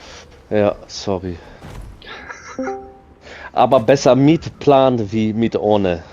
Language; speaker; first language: German; native; German